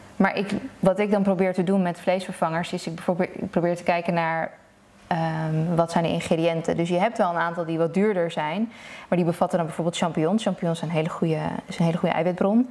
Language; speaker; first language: Dutch; early bilingual, other home language; Persian